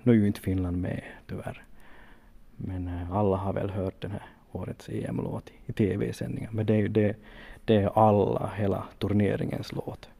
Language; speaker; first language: Swedish; native; Swedish